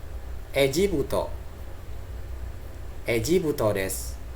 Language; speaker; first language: Japanese; non-native, fluent; Indonesian